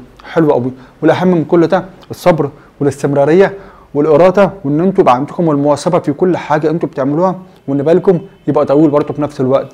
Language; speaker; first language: Arabic; native; Arabic